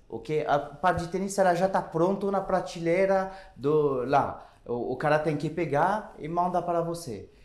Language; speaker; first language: Portuguese; non-native, fluent; French